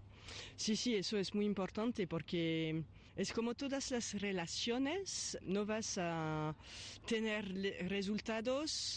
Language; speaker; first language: Spanish; non-native, fluent; French